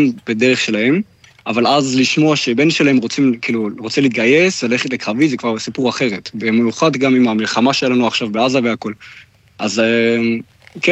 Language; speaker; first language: Hebrew; non-native, fluent; German